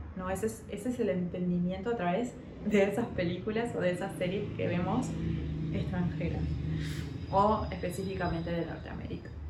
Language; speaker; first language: Spanish; early bilingual, heritage; Spanish